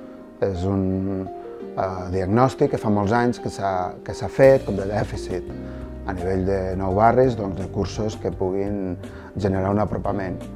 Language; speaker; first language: Catalan; native; Catalan